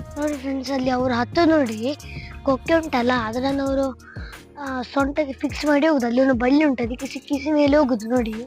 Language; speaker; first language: Kannada; non-native, local second language; Tulu